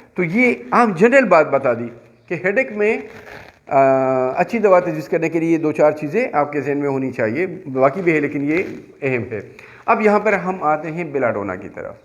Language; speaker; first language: Urdu; non-native, local second language; Pashto